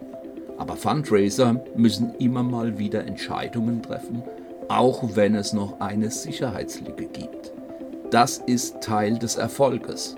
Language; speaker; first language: German; native; German